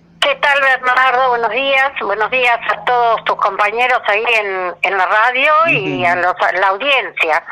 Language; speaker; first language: Spanish; native; Spanish